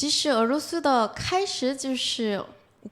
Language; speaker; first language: Chinese; non-native, fluent; Korean